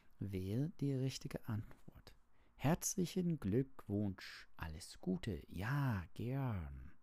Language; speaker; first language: German; non-native, learner; English